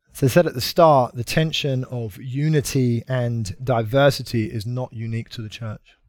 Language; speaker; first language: English; native; English